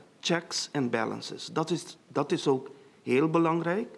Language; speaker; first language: Dutch; non-native, local second language; Papiamento